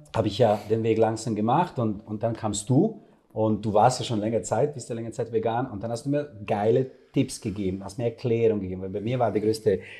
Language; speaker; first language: German; non-native, fluent; Serbian